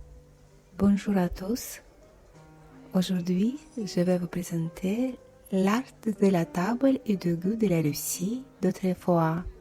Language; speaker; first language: French; non-native, fluent; Russian